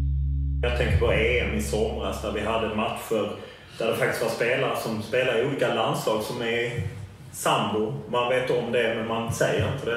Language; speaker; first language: Swedish; native; Swedish